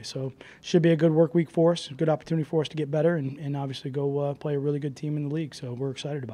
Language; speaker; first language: English; native; English